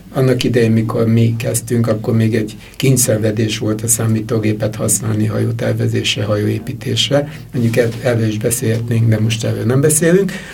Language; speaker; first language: Hungarian; native; Hungarian